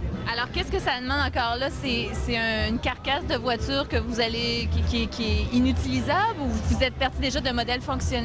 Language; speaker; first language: French; native; French